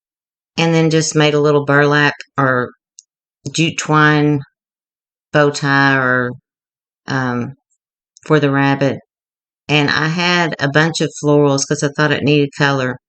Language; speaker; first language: English; native; English